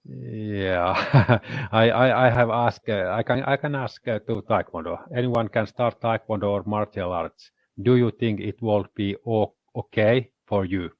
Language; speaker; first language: English; non-native, learner; Finnish